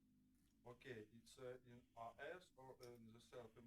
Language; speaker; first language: English; non-native, learner; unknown